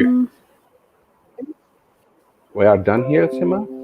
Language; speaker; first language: English; non-native, fluent; Portuguese